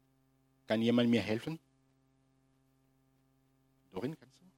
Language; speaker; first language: German; non-native, fluent; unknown